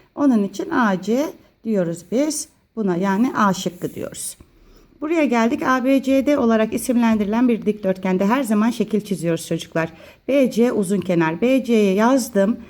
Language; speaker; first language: Turkish; native; Turkish